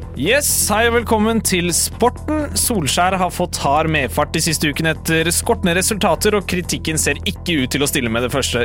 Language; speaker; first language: Norwegian; native; Norwegian